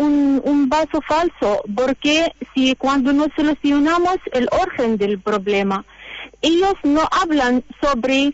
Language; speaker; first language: Spanish; non-native, learner; Arabic